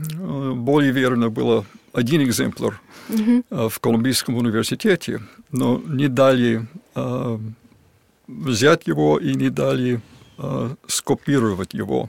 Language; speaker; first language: Russian; non-native, fluent; English